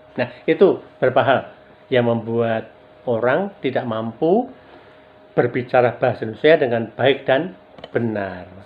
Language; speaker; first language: Indonesian; non-native, local second language; Javanese